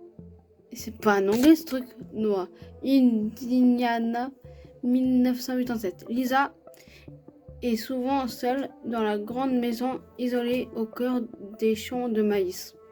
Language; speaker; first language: French; native; French